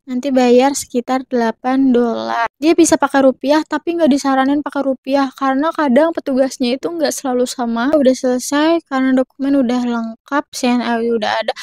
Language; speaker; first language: Indonesian; native; Indonesian